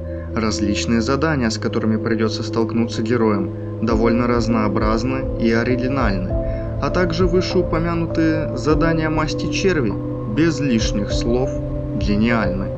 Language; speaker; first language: Russian; native; Russian